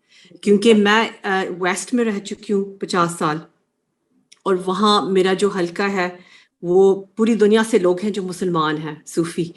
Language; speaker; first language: Hindi; early bilingual, heritage; Urdu